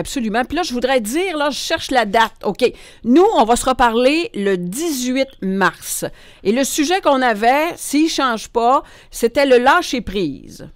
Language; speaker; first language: French; native; French